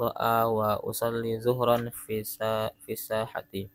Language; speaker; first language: Arabic; non-native, learner; Indonesian